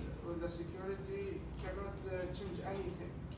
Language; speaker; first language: English; non-native, learner; Arabic